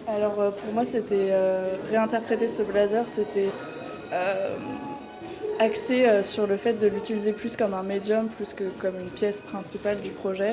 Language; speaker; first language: French; native; French